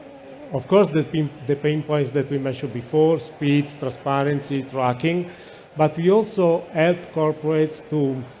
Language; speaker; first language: English; non-native, fluent; Italian